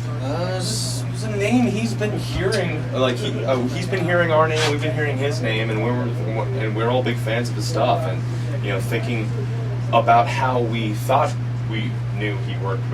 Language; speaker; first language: English; native; English